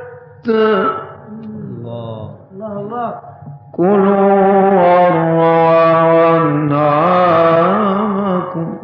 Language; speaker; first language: Arabic; native; Arabic